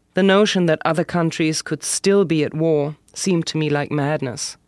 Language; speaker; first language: English; non-native, fluent; German